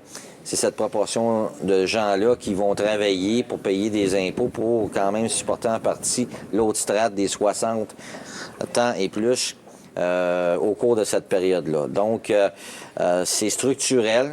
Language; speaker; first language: French; native; French